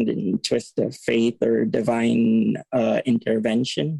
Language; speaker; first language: English; native; English